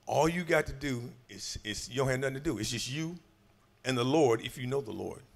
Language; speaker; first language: English; native; English